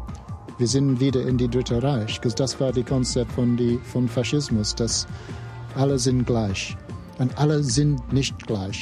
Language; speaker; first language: German; non-native, fluent; English